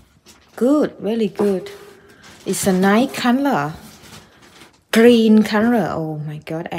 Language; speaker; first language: English; non-native, learner; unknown